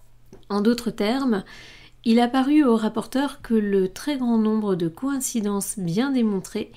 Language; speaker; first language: French; native; French